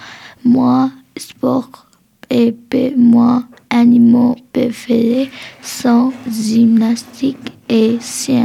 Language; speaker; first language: French; non-native, learner; Nepali